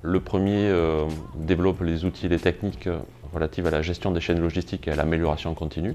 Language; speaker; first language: French; native; French